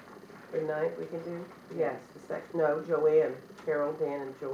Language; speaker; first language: English; native; English